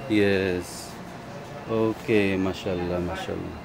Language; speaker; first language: English; non-native, learner; Filipino